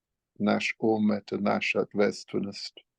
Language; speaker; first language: Russian; non-native, fluent; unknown